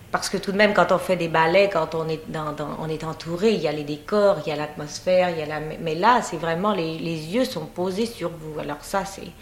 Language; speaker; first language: French; native; French